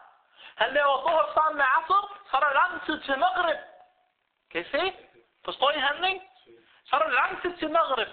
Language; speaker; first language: Danish; early bilingual, other home language; Arabic